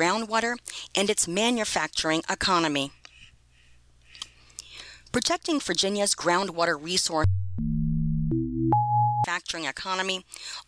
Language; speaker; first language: English; non-native, local second language; Iloko